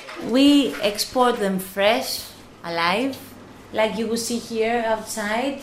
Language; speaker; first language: English; non-native, fluent; Greek